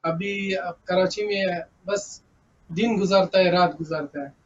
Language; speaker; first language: Hindi; early bilingual, other home language; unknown